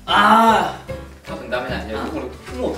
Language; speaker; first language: Japanese; native; Japanese